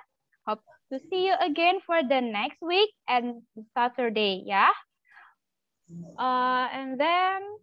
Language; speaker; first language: English; non-native, learner; Malay